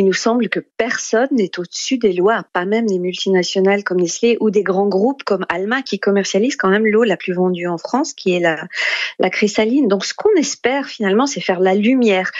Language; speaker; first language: French; native; French